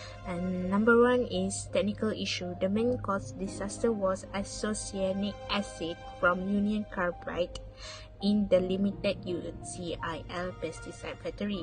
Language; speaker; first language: English; non-native, local second language; Malay